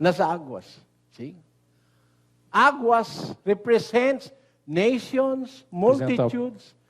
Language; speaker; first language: Portuguese; non-native, learner; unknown